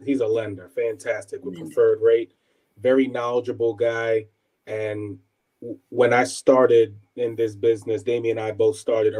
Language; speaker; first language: English; native; English